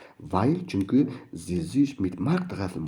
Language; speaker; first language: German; non-native, learner; Turkish